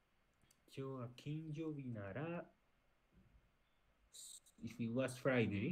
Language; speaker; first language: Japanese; non-native, learner; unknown